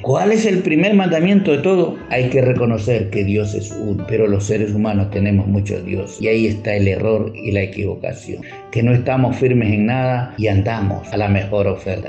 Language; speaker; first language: Spanish; native; Spanish